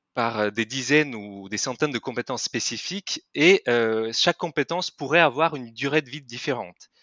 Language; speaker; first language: French; non-native, fluent; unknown